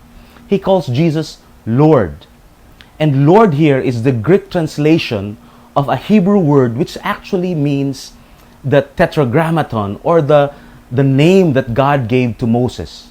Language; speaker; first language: English; non-native, local second language; Filipino